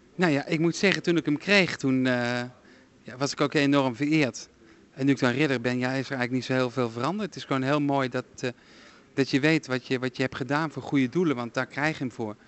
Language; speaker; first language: Dutch; native; Dutch